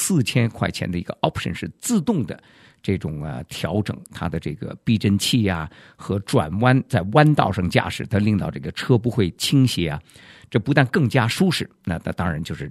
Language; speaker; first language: Chinese; native; Chinese